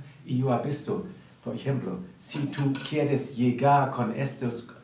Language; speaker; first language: Spanish; non-native, learner; German